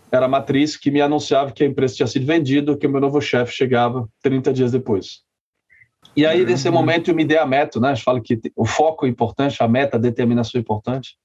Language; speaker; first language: Portuguese; non-native, fluent; French